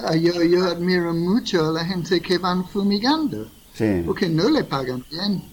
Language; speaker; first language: Spanish; non-native, fluent; English